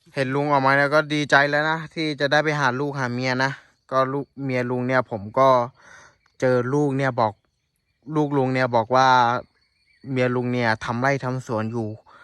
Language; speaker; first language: Thai; non-native, local second language; S'gaw Karen